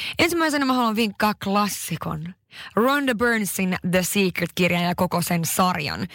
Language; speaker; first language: Finnish; early bilingual, heritage; Finnish